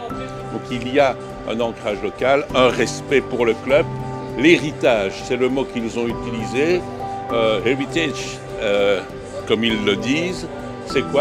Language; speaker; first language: French; native; French